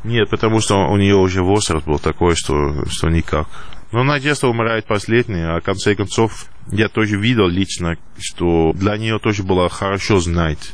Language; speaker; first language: Russian; non-native, fluent; Dutch